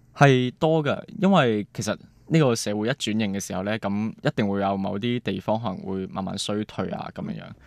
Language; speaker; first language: Cantonese; native; Cantonese